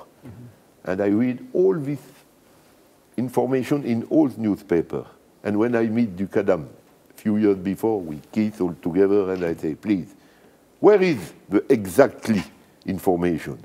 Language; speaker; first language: English; non-native, learner; French